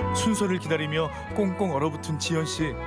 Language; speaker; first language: Korean; native; Korean